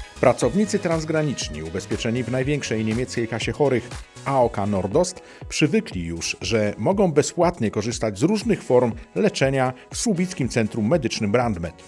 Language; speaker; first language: Polish; native; Polish